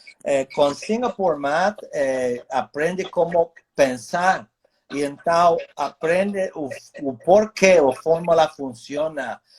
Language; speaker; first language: Portuguese; non-native, fluent; English